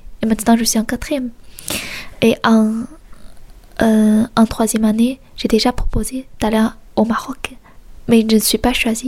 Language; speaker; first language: French; non-native, fluent; Chinese